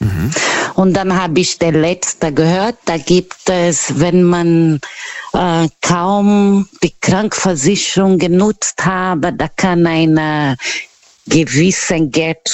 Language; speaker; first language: German; non-native, learner; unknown